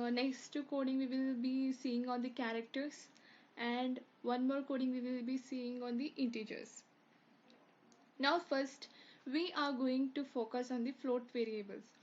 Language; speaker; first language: English; non-native, local second language; Hindi